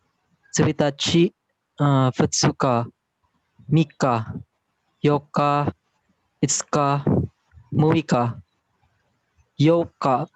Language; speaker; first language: Japanese; non-native, learner; Filipino